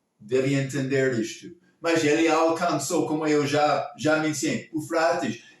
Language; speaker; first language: Portuguese; non-native, local second language; English